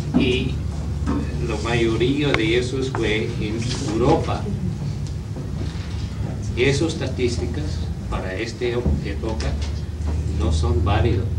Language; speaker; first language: Spanish; non-native, learner; English